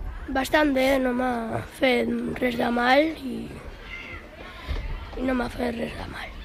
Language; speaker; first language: Catalan; non-native, local second language; Spanish